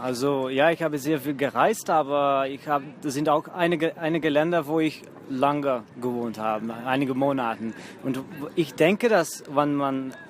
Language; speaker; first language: German; non-native, fluent; Dutch